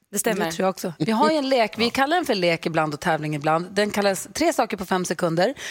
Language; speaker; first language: Swedish; native; Swedish